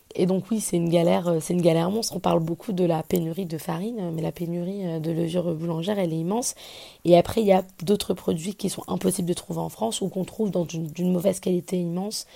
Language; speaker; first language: French; native; French